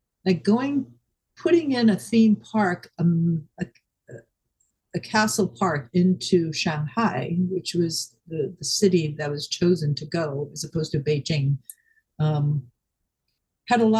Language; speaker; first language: English; non-native, local second language; Wu Chinese